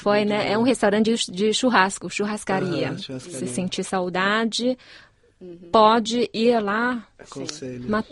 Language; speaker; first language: Portuguese; non-native, fluent; Chinese